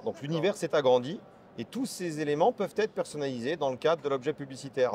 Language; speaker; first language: French; native; French